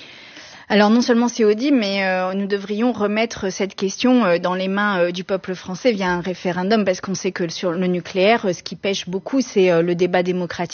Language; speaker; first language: French; native; French